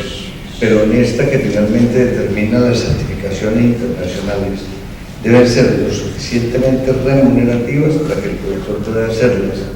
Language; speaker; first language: Spanish; native; Spanish